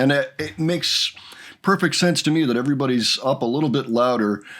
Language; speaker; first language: English; native; English